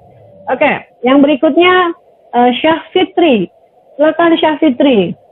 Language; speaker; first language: Indonesian; native; Indonesian